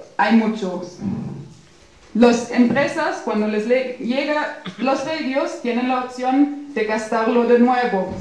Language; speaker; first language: Spanish; non-native, fluent; German